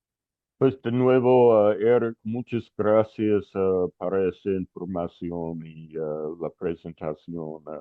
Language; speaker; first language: Spanish; non-native, fluent; English